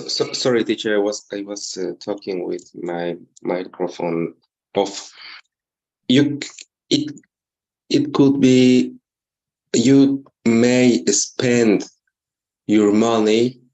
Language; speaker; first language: English; non-native, learner; Spanish